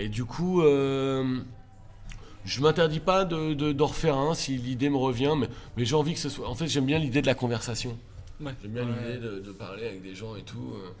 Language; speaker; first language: French; native; French